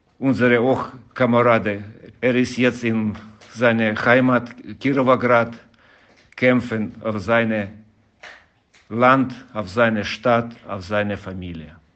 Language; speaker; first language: German; non-native, learner; Ukrainian